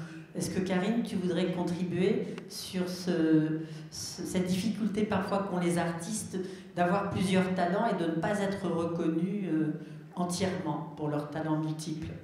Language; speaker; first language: French; native; French